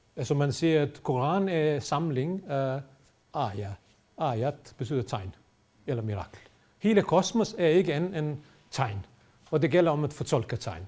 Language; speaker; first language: Danish; non-native, fluent; Bosnian